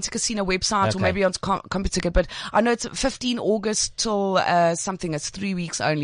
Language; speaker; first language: English; native; English